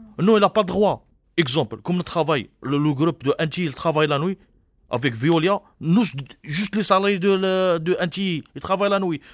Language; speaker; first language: French; non-native, local second language; Arabic